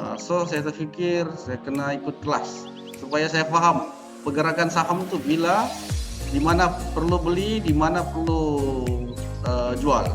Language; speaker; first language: Malay; native; Malay